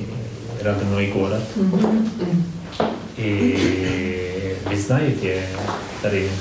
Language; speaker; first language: Russian; non-native, learner; Italian